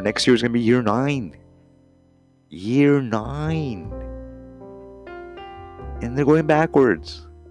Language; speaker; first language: English; native; English